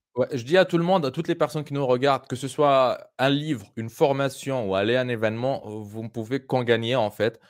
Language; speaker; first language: French; non-native, local second language; Arabic